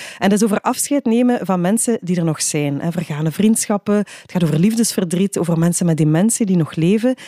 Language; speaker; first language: Dutch; native; Dutch